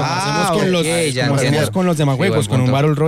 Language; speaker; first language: Spanish; native; Spanish